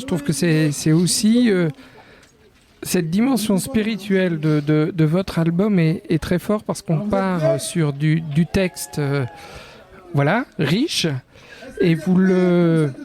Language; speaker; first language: French; native; French